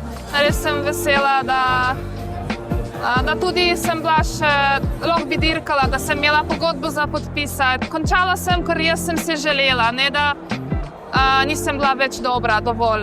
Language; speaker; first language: Slovenian; non-native, fluent; Polish